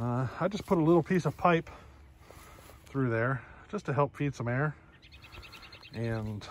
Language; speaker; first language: English; native; English